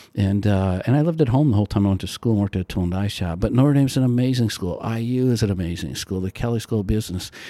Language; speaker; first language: English; native; English